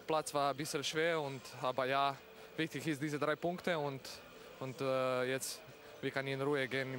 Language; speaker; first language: German; non-native, learner; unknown